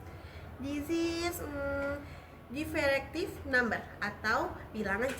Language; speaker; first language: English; non-native, learner; Indonesian